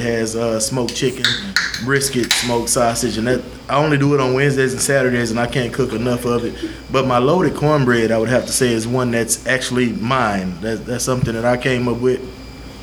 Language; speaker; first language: English; native; English